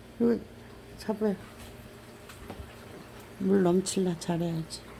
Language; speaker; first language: Korean; native; Korean